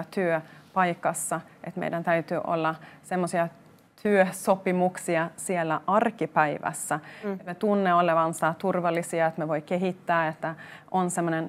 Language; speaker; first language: Finnish; non-native, local second language; Swedish